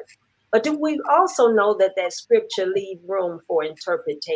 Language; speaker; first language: English; native; English